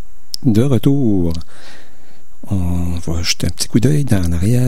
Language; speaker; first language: French; native; French